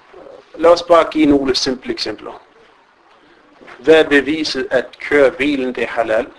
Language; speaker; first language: Danish; non-native, fluent; Arabic